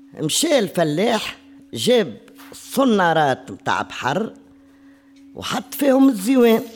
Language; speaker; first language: Arabic; native; Arabic